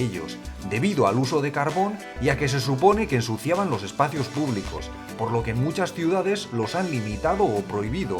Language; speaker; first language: Spanish; native; Spanish